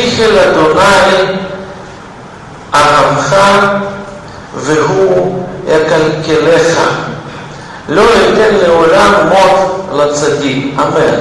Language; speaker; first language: Hebrew; non-native, fluent; Russian